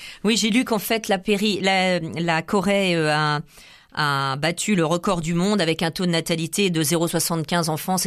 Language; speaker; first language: French; native; French